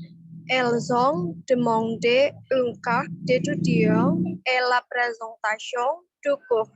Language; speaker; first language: French; non-native, learner; Indonesian